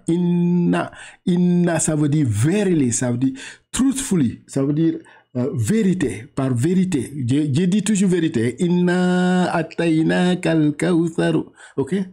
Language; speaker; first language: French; non-native, local second language; Wolof